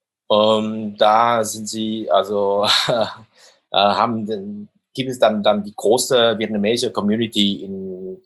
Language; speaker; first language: German; non-native, fluent; Vietnamese